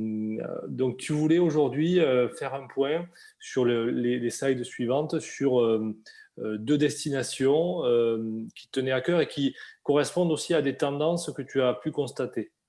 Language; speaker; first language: French; native; French